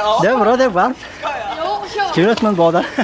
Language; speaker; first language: Swedish; non-native, learner; Persian